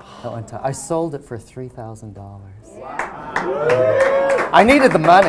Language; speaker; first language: English; native; English